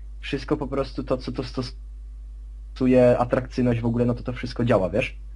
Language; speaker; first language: Polish; early bilingual, heritage; Polish